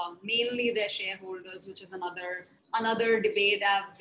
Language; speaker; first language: English; non-native, local second language; Hindi